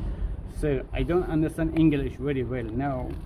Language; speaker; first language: English; non-native, learner; Persian